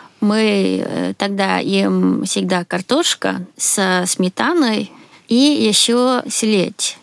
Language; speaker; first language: Russian; non-native, fluent; Swedish